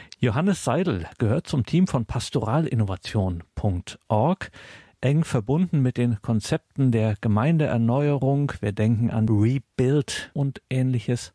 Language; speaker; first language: German; native; German